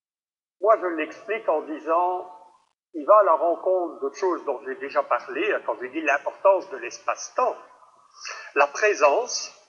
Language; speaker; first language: French; native; French